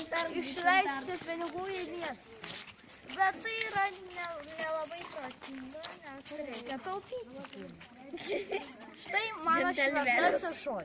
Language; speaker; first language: Lithuanian; native; Lithuanian